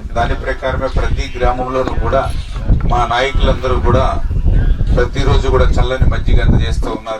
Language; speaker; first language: Telugu; native; Telugu